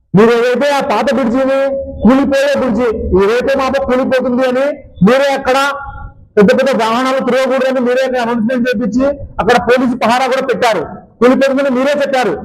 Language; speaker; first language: Telugu; native; Telugu